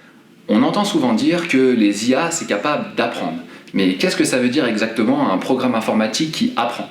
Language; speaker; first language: French; native; French